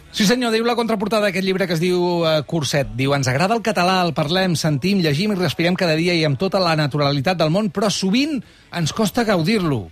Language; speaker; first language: Catalan; native; Catalan